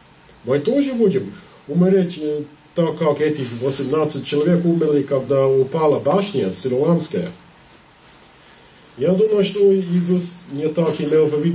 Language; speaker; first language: Russian; non-native, fluent; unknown